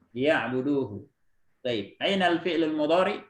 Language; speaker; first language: Arabic; non-native, fluent; Indonesian